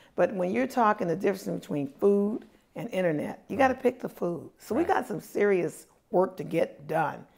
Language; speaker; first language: English; native; English